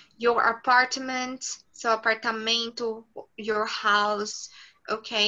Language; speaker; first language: English; non-native, fluent; Portuguese